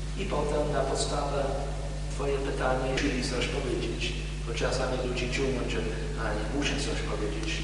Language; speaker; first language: Polish; non-native, learner; English